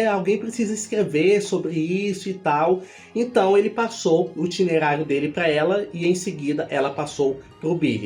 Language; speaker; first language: Portuguese; native; Portuguese